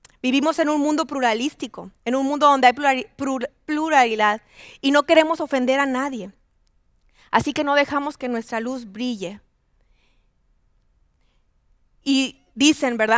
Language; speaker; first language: Spanish; native; Spanish